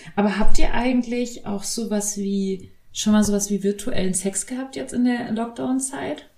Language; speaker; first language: German; native; German